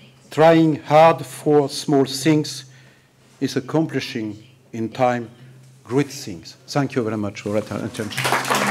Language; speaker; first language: English; non-native, learner; French